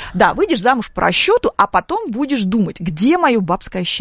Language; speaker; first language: Russian; native; Russian